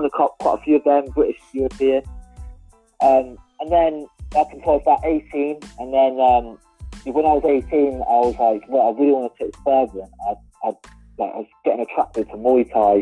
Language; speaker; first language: English; native; English